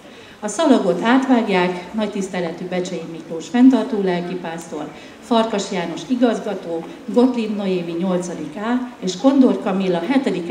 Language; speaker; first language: Hungarian; native; Hungarian